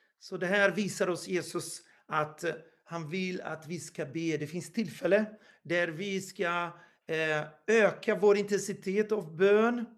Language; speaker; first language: Swedish; non-native, fluent; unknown